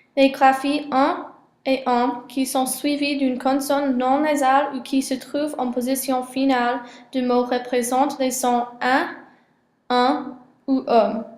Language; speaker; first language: French; non-native, learner; English